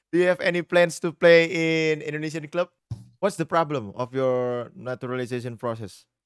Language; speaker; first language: English; non-native, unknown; Indonesian